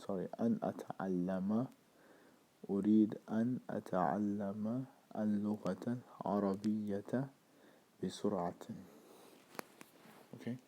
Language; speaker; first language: Arabic; non-native, fluent; English